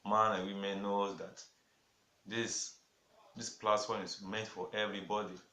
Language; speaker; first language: English; non-native, local second language; Yoruba